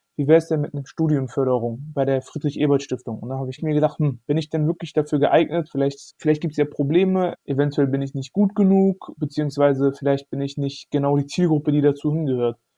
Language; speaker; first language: German; early bilingual, other home language; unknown